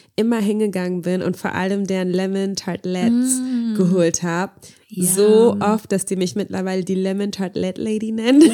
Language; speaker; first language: German; early bilingual, heritage; German